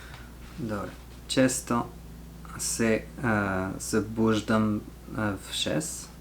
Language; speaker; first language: Bulgarian; non-native, learner; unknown